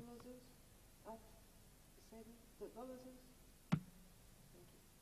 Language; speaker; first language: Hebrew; non-native, learner; English